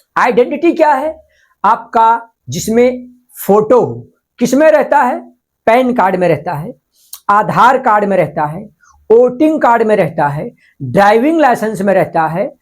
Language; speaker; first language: Hindi; non-native, local second language; Marathi